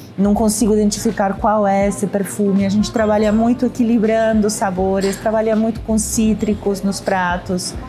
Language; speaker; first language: Portuguese; non-native, fluent; Spanish